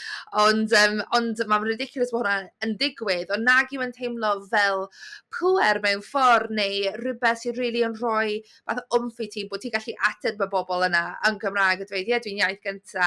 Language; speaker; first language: Welsh; native; Welsh